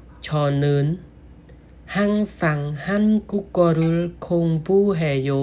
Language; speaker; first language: Korean; non-native, learner; Khmer